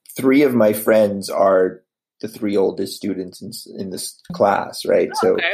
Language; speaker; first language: English; native; English